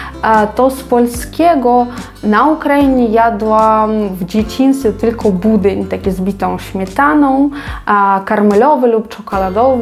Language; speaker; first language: Polish; non-native, fluent; Ukrainian